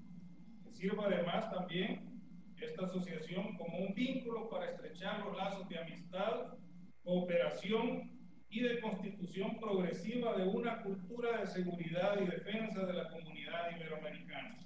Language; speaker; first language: Spanish; native; Spanish